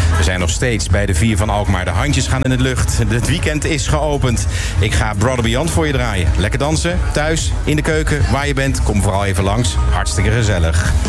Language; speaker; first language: Dutch; native; Dutch